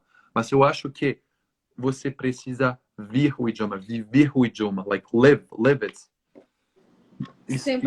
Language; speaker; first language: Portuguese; non-native, learner; French